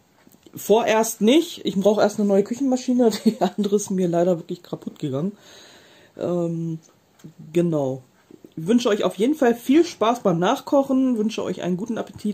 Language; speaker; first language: German; native; German